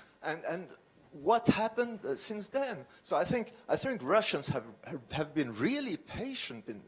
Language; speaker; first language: English; non-native, fluent; French